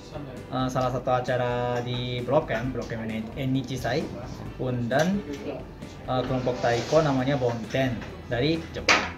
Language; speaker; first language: Indonesian; non-native, fluent; Japanese